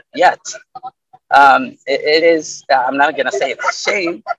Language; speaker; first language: English; early bilingual, other home language; Arabic